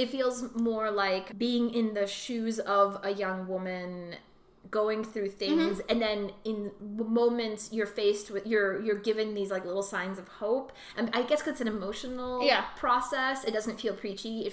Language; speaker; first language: English; native; English